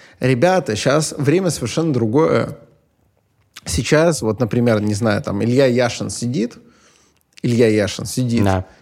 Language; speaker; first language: Russian; native; Russian